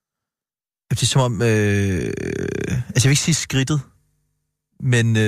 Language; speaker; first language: Danish; native; Danish